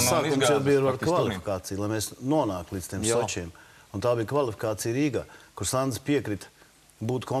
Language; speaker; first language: Latvian; native; Latvian